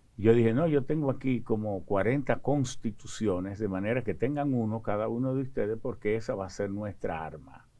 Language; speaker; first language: Spanish; early bilingual, other home language; French